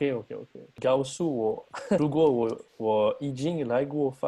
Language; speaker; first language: Chinese; non-native, learner; French